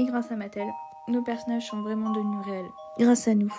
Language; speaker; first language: French; native; French